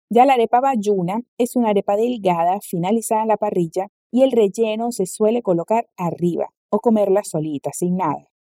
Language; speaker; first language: Spanish; native; Spanish